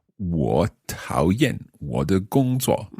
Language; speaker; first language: Chinese; non-native, learner; English